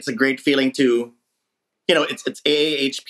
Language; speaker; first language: English; non-native, local second language; Filipino